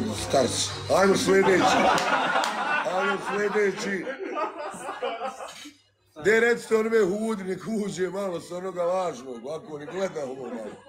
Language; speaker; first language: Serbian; early bilingual, heritage; Bosnian